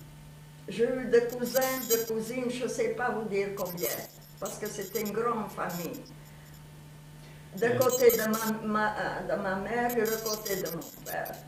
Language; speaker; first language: French; non-native, fluent; Hungarian